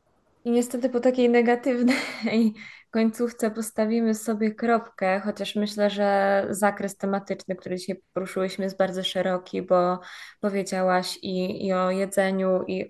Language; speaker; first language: Polish; native; Polish